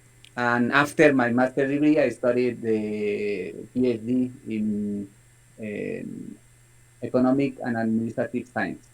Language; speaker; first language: English; non-native, learner; Spanish